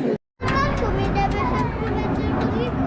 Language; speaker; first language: Italian; early bilingual, other home language; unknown